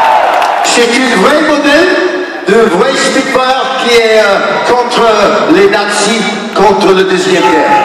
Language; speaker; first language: French; non-native, learner; English